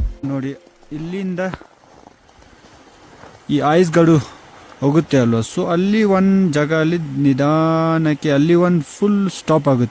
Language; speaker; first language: Kannada; non-native, fluent; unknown